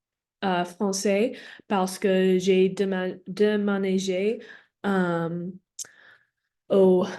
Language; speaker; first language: French; non-native, learner; English